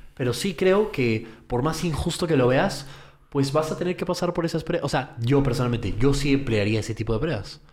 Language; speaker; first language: Spanish; early bilingual, heritage; Spanish